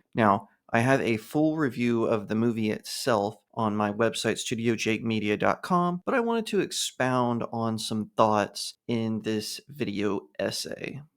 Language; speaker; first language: English; native; English